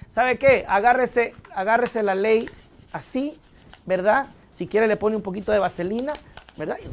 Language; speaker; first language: Spanish; native; Spanish